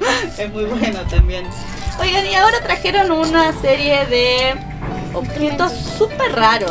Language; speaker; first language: Spanish; native; Spanish